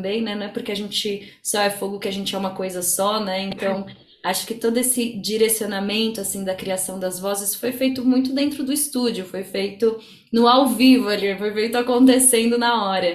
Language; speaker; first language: Portuguese; native; Portuguese